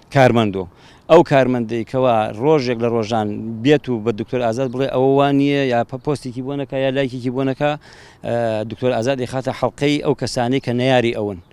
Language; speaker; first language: Central Kurdish; native; Central Kurdish